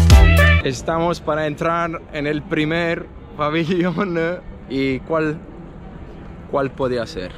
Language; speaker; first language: Spanish; non-native, fluent; Italian